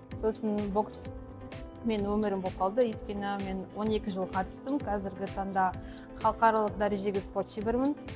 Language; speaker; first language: Kazakh; non-native, local second language; Russian